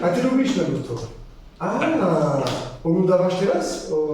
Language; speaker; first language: Polish; non-native, learner; French